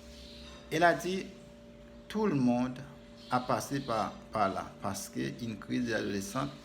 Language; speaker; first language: French; non-native, learner; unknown